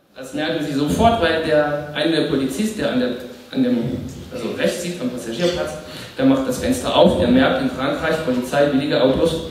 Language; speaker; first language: German; non-native, fluent; French